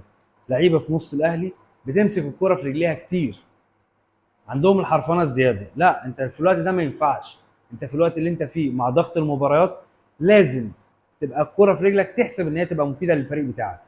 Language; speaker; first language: Arabic; native; Arabic